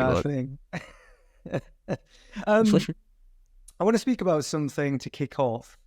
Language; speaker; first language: English; native; English